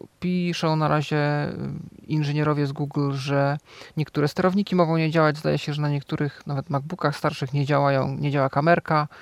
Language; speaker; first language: Polish; native; Polish